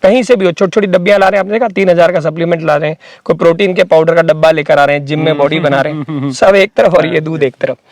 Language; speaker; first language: Hindi; native; Hindi